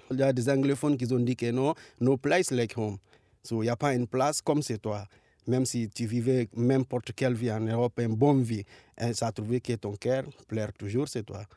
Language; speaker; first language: French; non-native, local second language; Fula